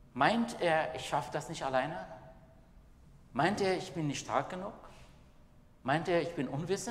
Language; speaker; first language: German; non-native, fluent; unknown